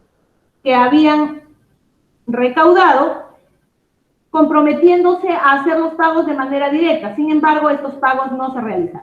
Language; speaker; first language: Spanish; native; Spanish